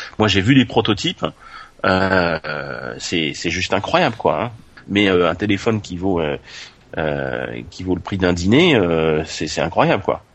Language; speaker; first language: French; native; French